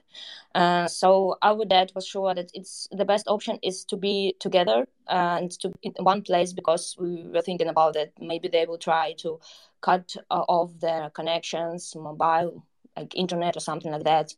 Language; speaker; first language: English; non-native, fluent; Ukrainian